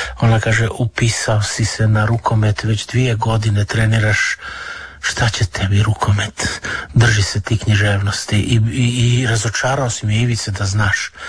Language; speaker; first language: Serbian; native; Serbian